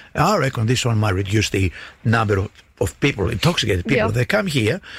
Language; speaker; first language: English; non-native, fluent; Greek